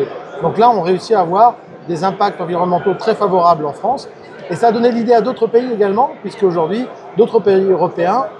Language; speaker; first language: French; native; French